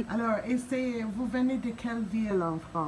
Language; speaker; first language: French; non-native, fluent; English